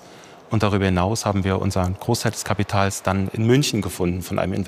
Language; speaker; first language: German; native; German